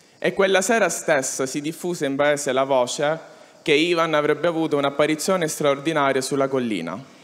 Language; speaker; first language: Italian; native; Italian